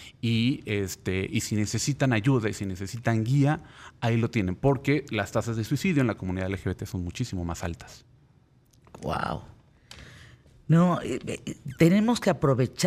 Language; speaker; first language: Spanish; native; Spanish